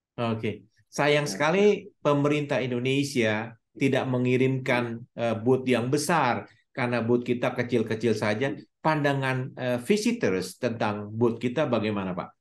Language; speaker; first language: Indonesian; native; Indonesian